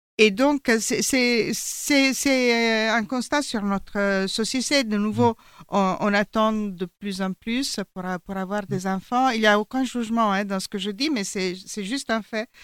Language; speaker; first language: French; non-native, fluent; Italian